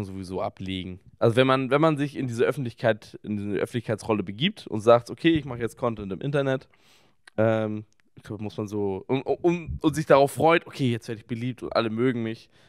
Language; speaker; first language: German; native; German